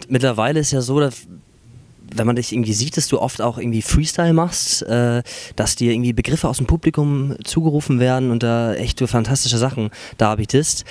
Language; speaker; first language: German; native; German